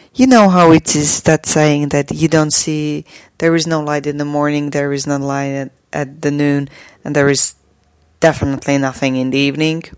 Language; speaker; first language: English; non-native, fluent; Slovak